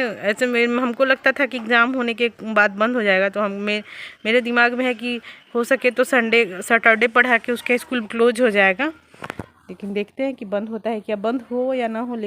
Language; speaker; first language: Hindi; native; Hindi